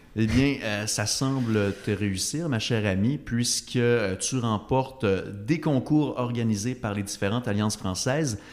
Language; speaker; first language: French; native; French